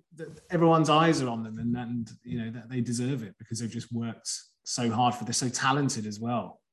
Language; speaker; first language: English; native; English